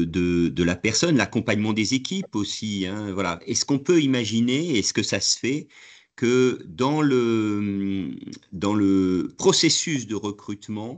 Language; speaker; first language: French; native; French